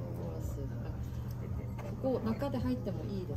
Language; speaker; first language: Japanese; non-native, learner; Korean